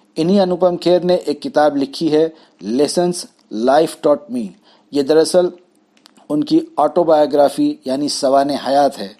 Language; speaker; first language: Urdu; native; Urdu